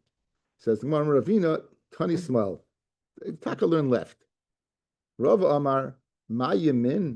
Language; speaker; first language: English; native; English